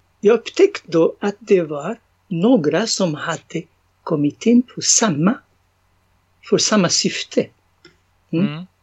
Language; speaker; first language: Swedish; non-native, fluent; Arabic